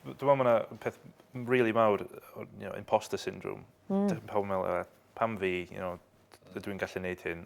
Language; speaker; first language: Welsh; native; Welsh